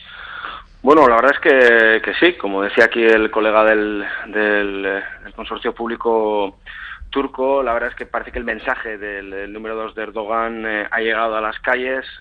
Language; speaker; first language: Spanish; native; Spanish